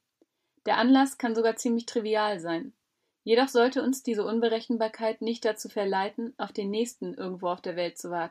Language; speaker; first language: German; native; German